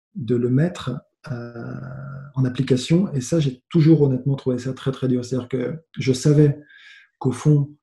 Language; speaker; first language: French; native; French